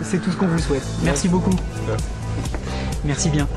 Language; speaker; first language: French; native; French